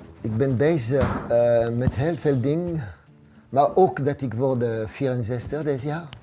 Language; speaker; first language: Dutch; non-native, fluent; French